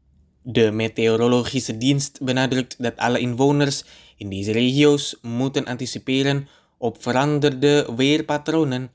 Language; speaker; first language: Dutch; non-native, fluent; Indonesian